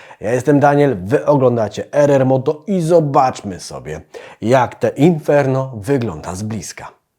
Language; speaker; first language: Polish; native; Polish